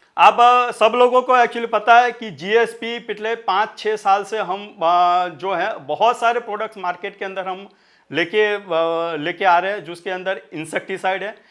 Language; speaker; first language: Hindi; non-native, local second language; Marathi